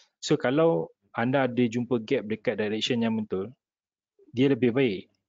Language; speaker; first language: Malay; native; Malay